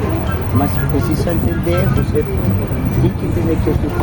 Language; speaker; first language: Portuguese; non-native, learner; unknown